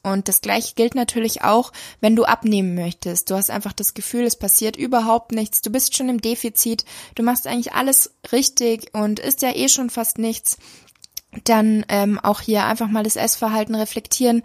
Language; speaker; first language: German; native; German